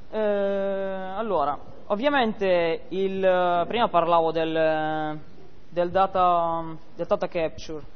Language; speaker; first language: Italian; native; Italian